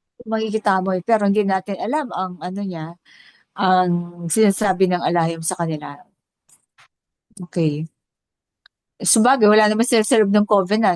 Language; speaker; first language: Filipino; native; Filipino